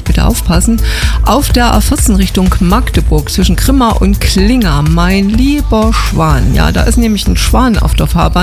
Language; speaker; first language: German; native; German